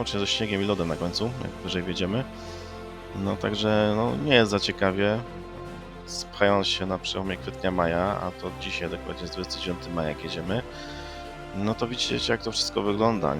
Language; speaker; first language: Polish; native; Polish